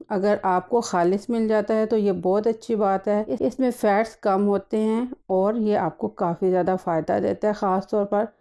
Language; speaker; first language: Urdu; native; Urdu